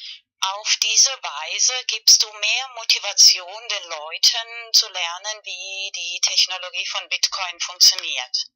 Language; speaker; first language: German; non-native, learner; Spanish